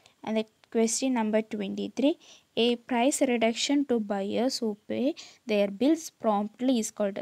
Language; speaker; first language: English; non-native, local second language; Malayalam